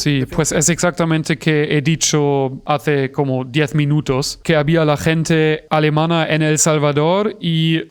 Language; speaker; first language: Spanish; non-native, fluent; German